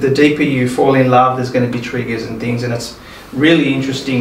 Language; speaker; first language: English; early bilingual, other home language; Spanish